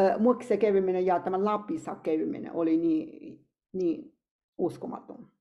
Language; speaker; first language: Finnish; non-native, learner; Chinese